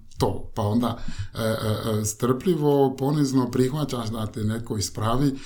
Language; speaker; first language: Croatian; non-native, fluent; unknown